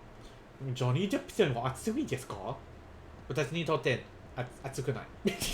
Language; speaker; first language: Japanese; non-native, learner; English